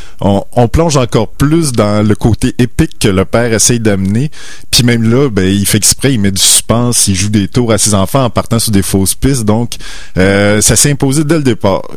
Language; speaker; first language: French; native; French